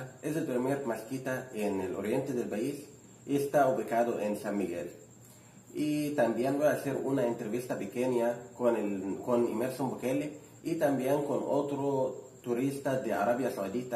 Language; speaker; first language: Spanish; non-native, fluent; Arabic